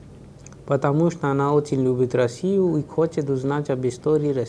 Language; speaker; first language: Russian; non-native, fluent; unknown